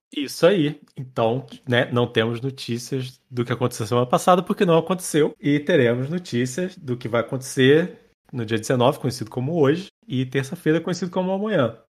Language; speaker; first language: Portuguese; native; Portuguese